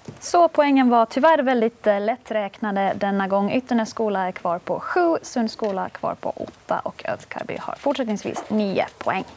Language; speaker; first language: Swedish; native; Swedish